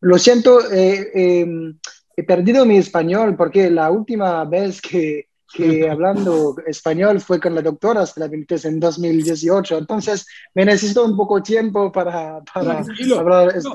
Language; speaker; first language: Spanish; non-native, learner; French